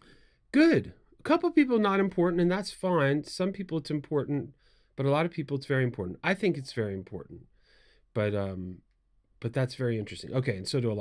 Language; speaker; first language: English; native; English